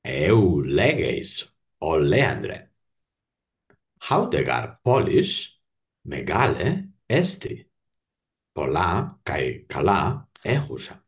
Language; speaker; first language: Greek; non-native, learner; Spanish